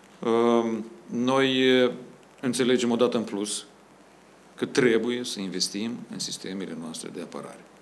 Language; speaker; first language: Romanian; native; Romanian